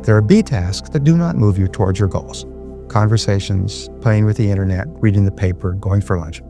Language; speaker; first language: English; native; English